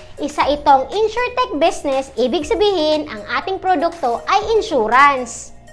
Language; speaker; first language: Filipino; non-native, local second language; Bikol